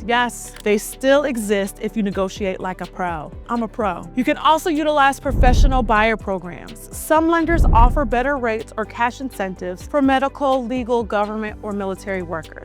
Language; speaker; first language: English; native; English